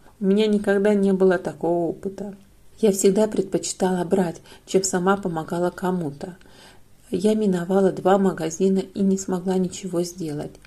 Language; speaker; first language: Russian; non-native, fluent; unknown